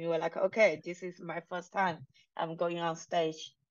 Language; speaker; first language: English; non-native, fluent; Chinese